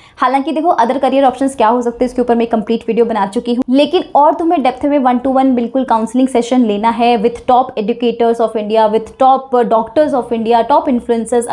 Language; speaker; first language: Hindi; native; Hindi